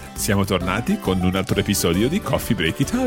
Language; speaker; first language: Italian; non-native, fluent; English